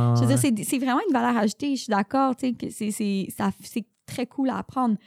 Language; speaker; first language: French; native; French